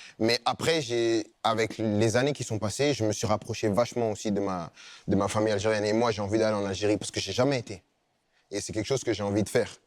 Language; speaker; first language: French; native; French